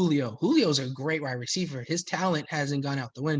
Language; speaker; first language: English; native; English